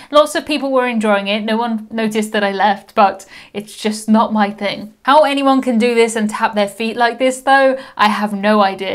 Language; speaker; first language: English; native; English